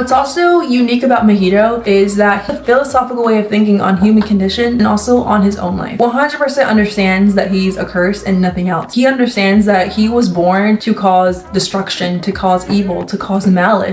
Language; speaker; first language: English; native; English